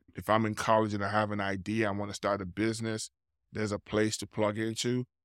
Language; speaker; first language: English; non-native, local second language; Yoruba